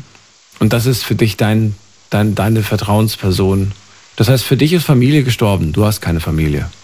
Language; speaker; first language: German; native; German